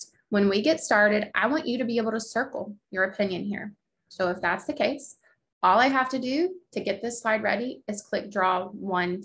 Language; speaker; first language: English; native; English